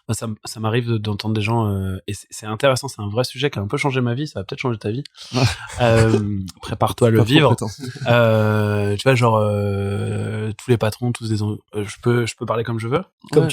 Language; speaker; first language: French; native; French